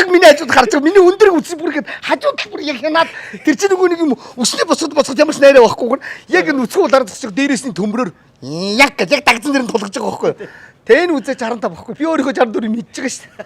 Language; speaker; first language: Mongolian; native; Mongolian